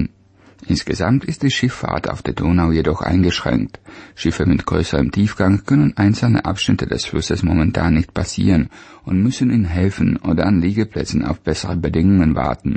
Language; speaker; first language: German; native; German